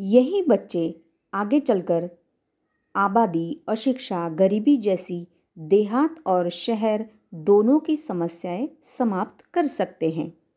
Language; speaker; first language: Hindi; non-native, local second language; Marathi